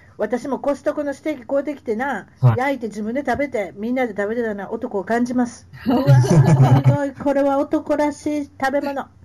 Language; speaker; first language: Japanese; native; Japanese